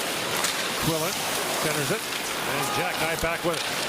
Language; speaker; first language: English; native; English